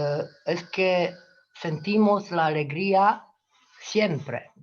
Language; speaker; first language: Spanish; non-native, fluent; Romanian